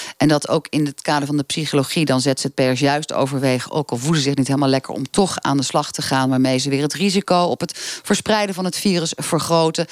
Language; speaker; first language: Dutch; native; Dutch